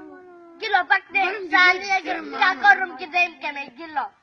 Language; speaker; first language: Turkish; native; Turkish